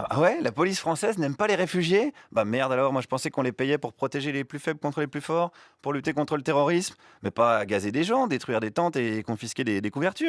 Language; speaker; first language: French; native; French